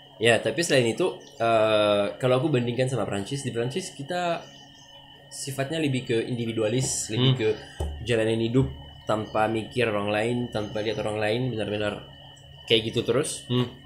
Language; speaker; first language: Indonesian; non-native, learner; French